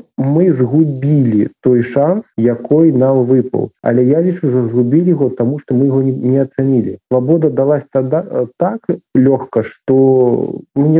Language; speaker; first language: Belarusian; non-native, local second language; Russian